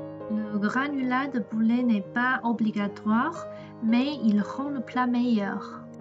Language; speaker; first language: French; non-native, fluent; Chinese